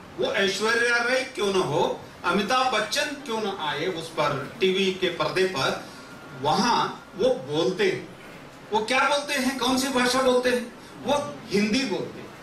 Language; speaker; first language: Hindi; non-native, local second language; Kannada